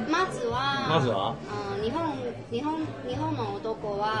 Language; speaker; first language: Japanese; non-native, learner; Chinese